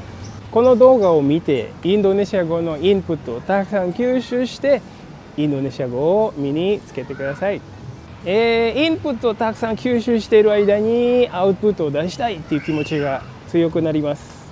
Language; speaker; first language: Japanese; non-native, fluent; Indonesian